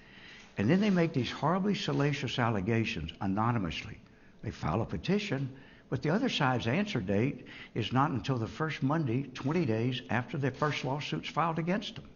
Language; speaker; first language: English; native; English